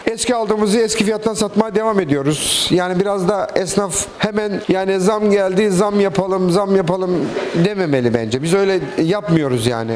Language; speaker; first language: Turkish; native; Turkish